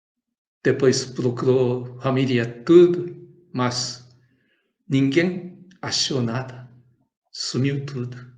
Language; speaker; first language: Portuguese; non-native, learner; Japanese